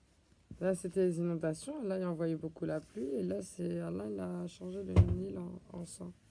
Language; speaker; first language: French; native; French